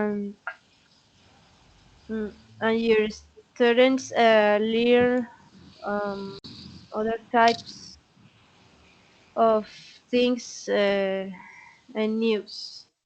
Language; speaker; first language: English; non-native, learner; Spanish